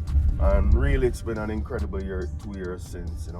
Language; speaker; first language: English; native; English